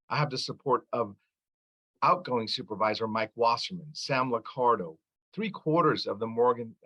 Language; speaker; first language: English; early bilingual, other home language; Arabic